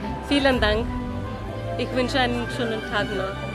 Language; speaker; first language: German; non-native, learner; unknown